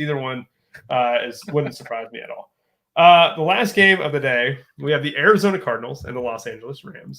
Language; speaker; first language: English; native; English